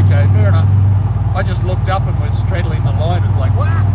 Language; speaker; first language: English; native; English